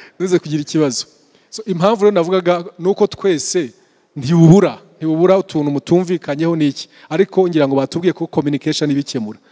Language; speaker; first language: Kinyarwanda; early bilingual, heritage; Kinyarwanda